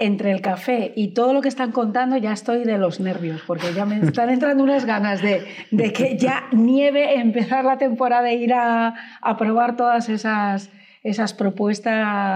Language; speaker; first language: Spanish; native; Spanish